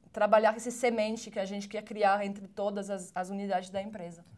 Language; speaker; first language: Portuguese; non-native, fluent; French